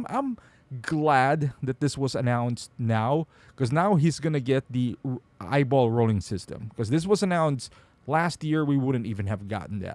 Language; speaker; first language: English; native; English